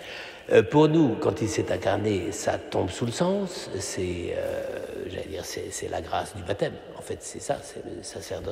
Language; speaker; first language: French; native; French